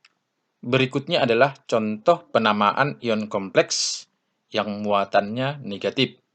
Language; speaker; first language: Indonesian; native; Indonesian